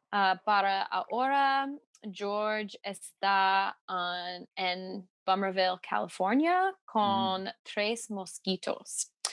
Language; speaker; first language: Spanish; non-native, learner; English